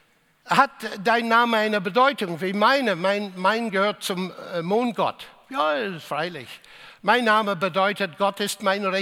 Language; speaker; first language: German; non-native, fluent; English